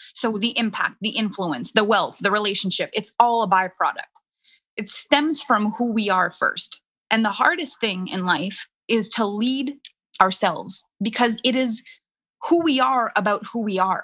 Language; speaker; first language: English; non-native, fluent; French